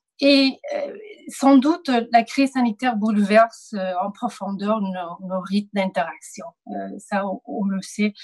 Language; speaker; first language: French; non-native, fluent; Spanish